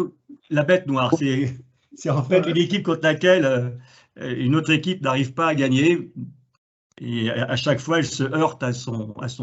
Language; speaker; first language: French; native; French